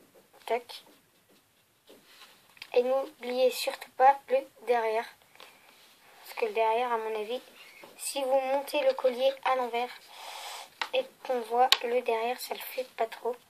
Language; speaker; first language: French; native; French